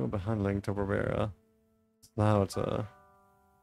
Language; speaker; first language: Dutch; non-native, learner; English